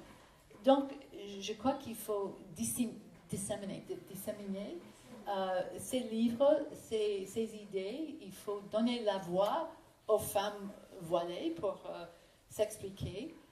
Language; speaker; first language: French; non-native, fluent; English